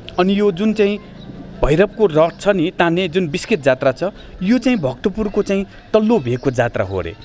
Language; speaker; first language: Nepali; non-native, local second language; Newari